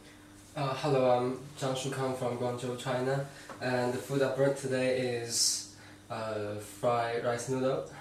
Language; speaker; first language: English; non-native, fluent; Chinese